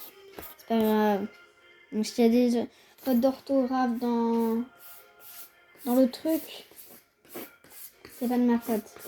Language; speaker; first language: French; native; French